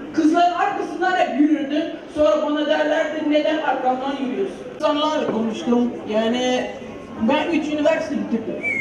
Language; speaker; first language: Turkish; early bilingual, heritage; Turkish